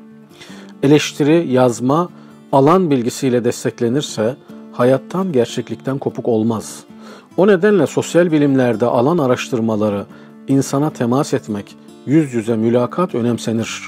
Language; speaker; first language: Turkish; native; Turkish